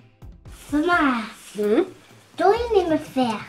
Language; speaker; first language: Dutch; early bilingual, other home language; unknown